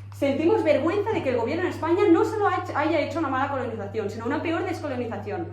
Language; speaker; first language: Spanish; non-native, local second language; Catalan